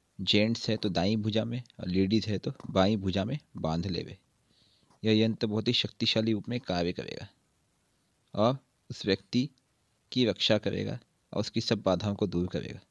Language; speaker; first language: Hindi; native; Hindi